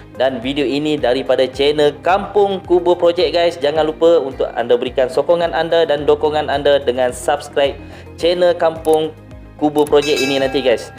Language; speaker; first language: Malay; native; Malay